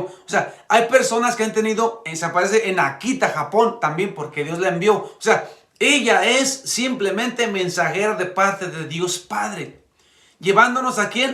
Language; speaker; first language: Spanish; native; Spanish